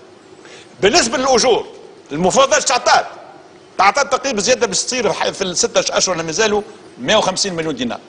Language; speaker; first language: Arabic; native; Arabic